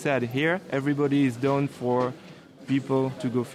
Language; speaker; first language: English; non-native, fluent; French